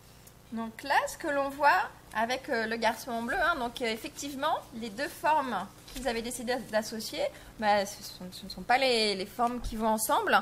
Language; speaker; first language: French; native; French